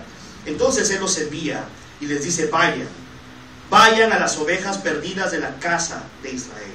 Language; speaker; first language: Spanish; native; Spanish